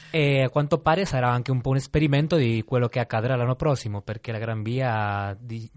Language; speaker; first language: Italian; non-native, fluent; Spanish